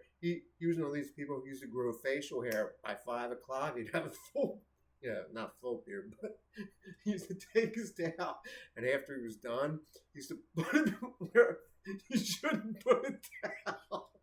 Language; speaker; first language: English; native; English